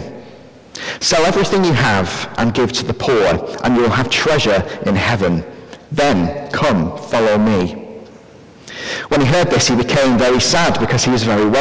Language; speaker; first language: English; native; English